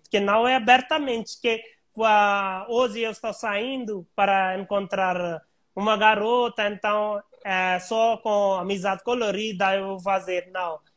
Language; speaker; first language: Portuguese; non-native, learner; Hindi